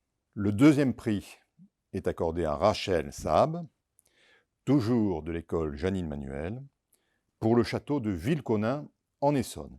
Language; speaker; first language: French; native; French